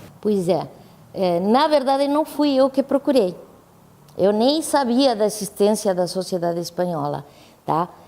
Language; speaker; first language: Portuguese; non-native, fluent; Spanish